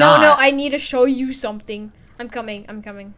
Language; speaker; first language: English; native; English